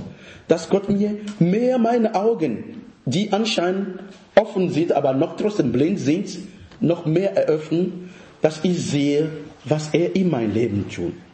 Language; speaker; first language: German; non-native, fluent; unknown